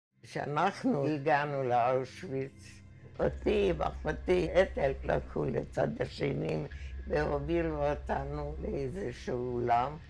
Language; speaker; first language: Hebrew; non-native, fluent; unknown